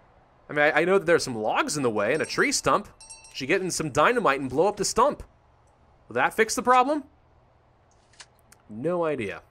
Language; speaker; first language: English; native; English